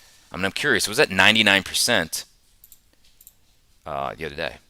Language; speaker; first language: English; native; English